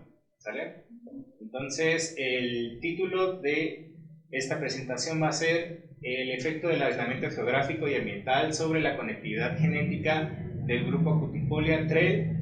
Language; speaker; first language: Spanish; native; Spanish